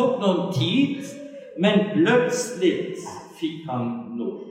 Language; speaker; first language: Swedish; non-native, fluent; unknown